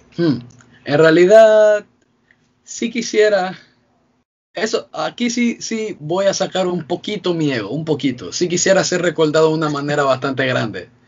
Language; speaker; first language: Spanish; native; Spanish